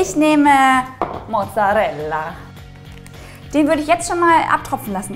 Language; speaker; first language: German; native; German